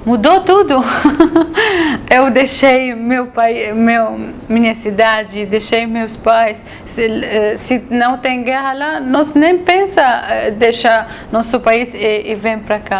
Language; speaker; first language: Portuguese; non-native, learner; Arabic